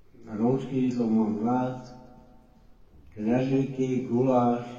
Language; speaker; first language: Czech; non-native, local second language; Romany